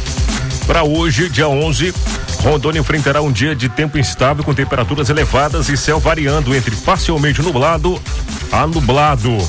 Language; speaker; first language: Portuguese; native; Portuguese